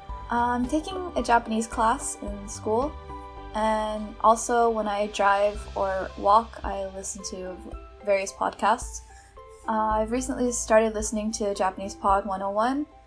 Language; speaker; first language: English; native; English